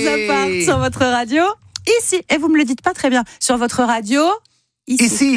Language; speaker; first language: French; native; French